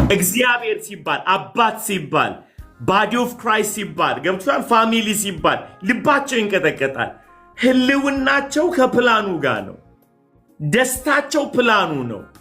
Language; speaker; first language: Amharic; non-native, fluent; Somali